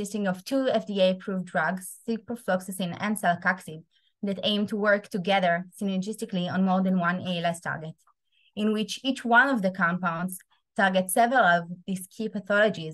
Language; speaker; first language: English; non-native, fluent; Hebrew